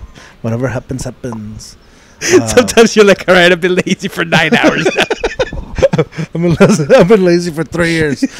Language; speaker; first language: English; native; English